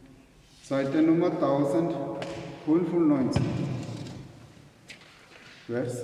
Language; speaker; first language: German; non-native, learner; Malayalam